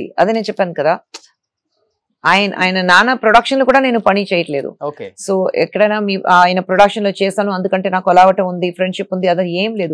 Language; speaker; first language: Telugu; non-native, fluent; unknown